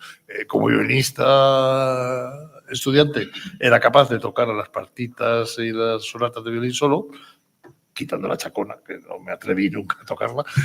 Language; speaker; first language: Spanish; native; Spanish